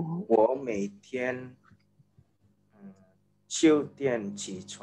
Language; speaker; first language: Chinese; non-native, learner; Indonesian